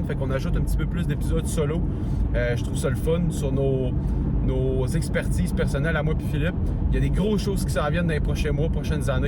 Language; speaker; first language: French; native; French